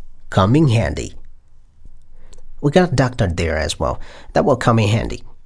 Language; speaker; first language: English; non-native, fluent; Chinese